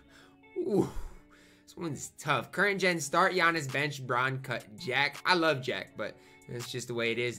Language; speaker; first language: English; native; English